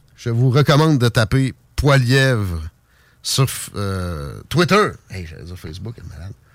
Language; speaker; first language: French; native; French